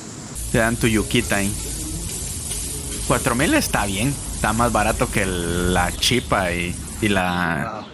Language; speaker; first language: Spanish; native; Spanish